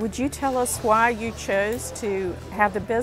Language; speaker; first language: English; native; English